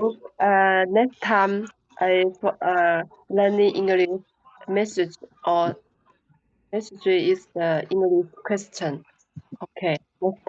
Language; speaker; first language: English; non-native, learner; Chinese